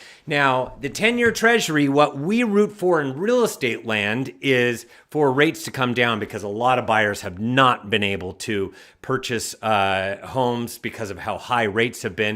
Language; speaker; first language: English; native; English